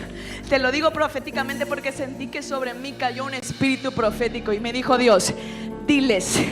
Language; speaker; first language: Spanish; native; Spanish